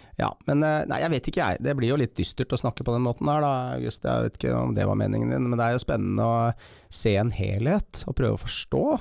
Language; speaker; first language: Norwegian; native; Norwegian